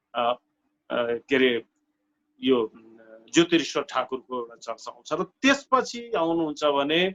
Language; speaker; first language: Nepali; non-native, local second language; Maithili